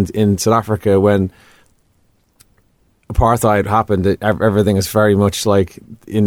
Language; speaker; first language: English; native; English